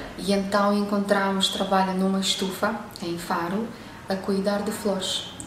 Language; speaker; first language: Portuguese; non-native, fluent; Romanian